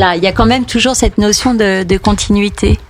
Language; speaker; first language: French; native; French